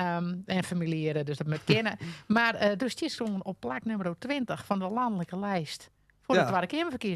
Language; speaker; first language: Dutch; non-native, local second language; Western Frisian